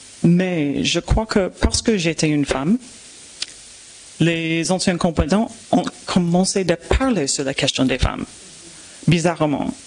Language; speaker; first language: French; non-native, fluent; English